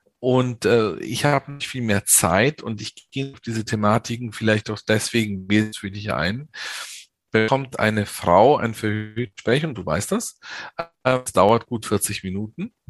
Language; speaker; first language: German; early bilingual, other home language; Italian